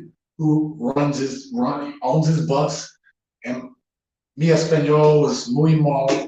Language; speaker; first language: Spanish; non-native, learner; English